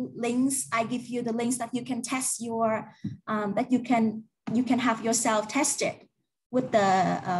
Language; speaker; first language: English; non-native, learner; Vietnamese